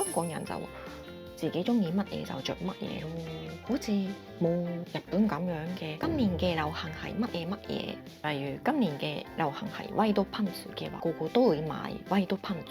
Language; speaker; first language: Cantonese; non-native, fluent; Japanese